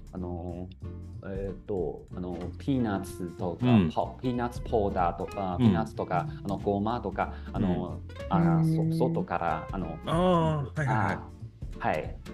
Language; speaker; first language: Japanese; non-native, learner; Chinese